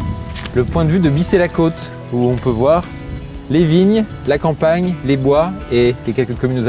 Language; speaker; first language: French; native; French